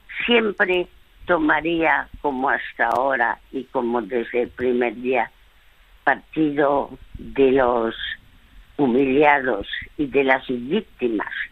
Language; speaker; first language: Spanish; early bilingual, other home language; French